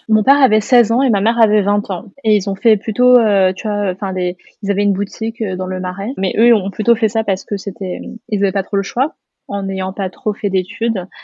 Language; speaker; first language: French; native; French